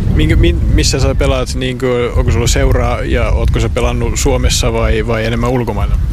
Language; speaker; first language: Finnish; native; Finnish